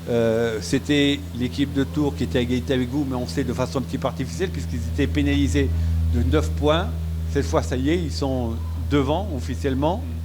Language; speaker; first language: French; native; French